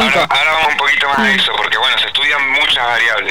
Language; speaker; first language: Spanish; native; Spanish